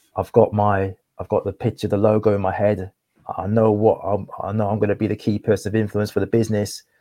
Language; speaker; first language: English; native; English